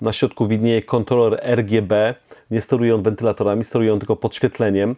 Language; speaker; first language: Polish; native; Polish